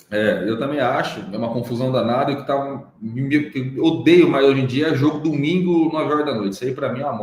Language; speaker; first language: Portuguese; native; Portuguese